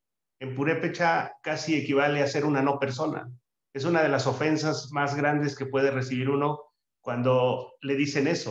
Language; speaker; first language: Spanish; native; Spanish